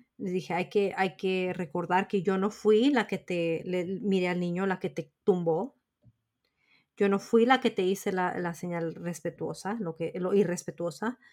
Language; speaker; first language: Spanish; early bilingual, heritage; Spanish